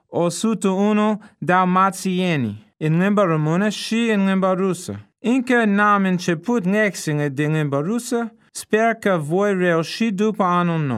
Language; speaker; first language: Romanian; non-native, fluent; English